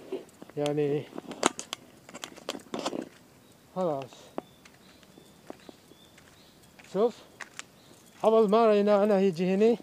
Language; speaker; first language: Arabic; non-native, learner; Indonesian